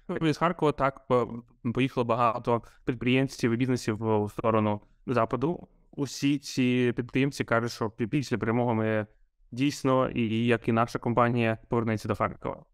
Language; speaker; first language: Ukrainian; non-native, local second language; Russian